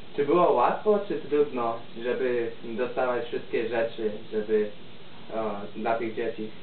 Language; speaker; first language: Polish; early bilingual, heritage; Polish